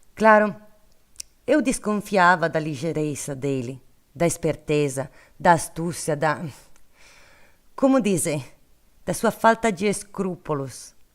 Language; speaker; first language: Portuguese; non-native, learner; Italian